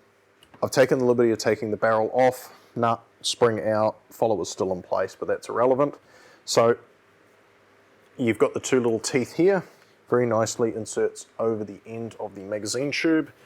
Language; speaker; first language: English; native; English